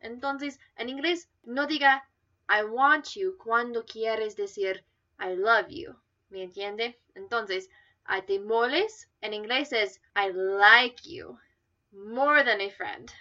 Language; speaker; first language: Spanish; non-native, fluent; English